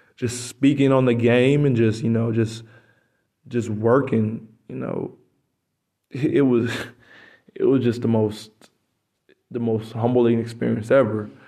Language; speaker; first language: English; native; English